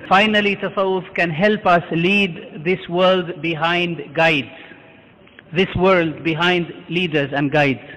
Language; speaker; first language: English; non-native, fluent; Arabic